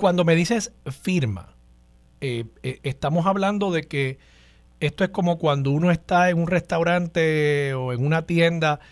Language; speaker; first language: Spanish; native; Spanish